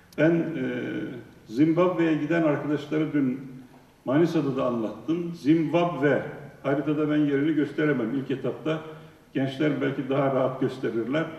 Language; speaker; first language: Turkish; native; Turkish